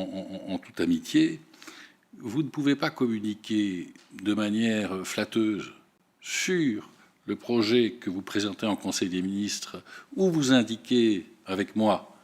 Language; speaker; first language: French; native; French